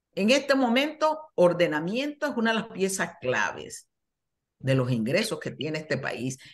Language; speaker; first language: Spanish; native; Spanish